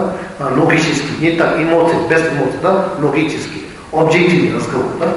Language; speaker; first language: Russian; non-native, learner; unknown